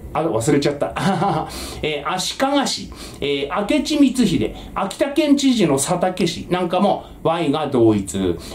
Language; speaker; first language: Japanese; native; Japanese